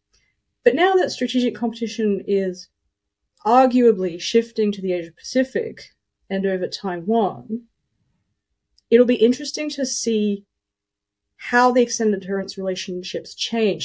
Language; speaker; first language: English; native; English